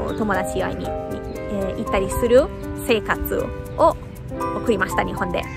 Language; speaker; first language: Japanese; non-native, fluent; Italian